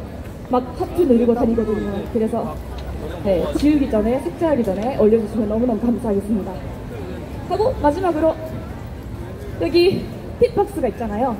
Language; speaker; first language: Korean; non-native, fluent; Japanese